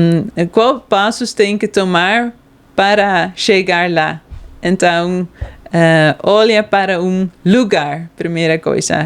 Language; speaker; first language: Portuguese; non-native, fluent; Dutch